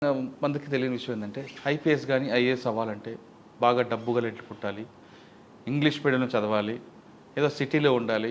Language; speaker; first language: Telugu; native; Telugu